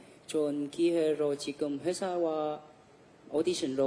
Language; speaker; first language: Korean; non-native, learner; Vietnamese